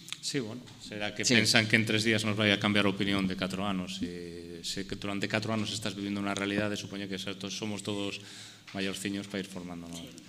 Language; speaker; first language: Galician; non-native, local second language; Spanish